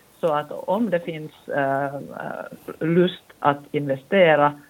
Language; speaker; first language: Swedish; non-native, local second language; Finnish